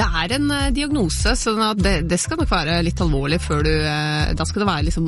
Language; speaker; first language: Norwegian; native; Norwegian